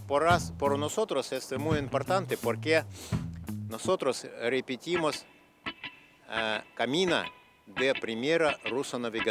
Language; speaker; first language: Spanish; non-native, learner; Russian